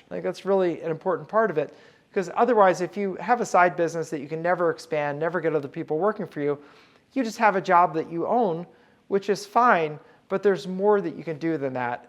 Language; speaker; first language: English; native; English